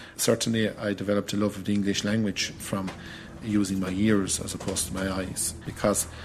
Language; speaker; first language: English; native; English